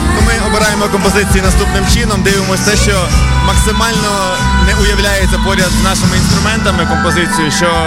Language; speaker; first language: Ukrainian; native; Ukrainian